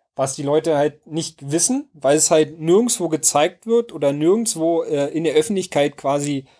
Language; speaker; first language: German; native; German